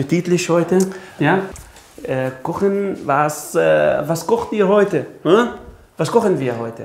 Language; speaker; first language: German; non-native, fluent; Arabic